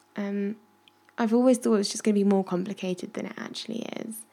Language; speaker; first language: English; native; English